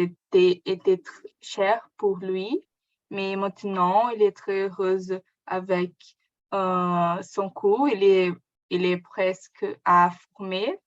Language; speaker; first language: French; non-native, learner; Portuguese